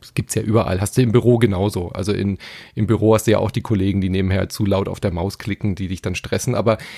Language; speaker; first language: German; native; German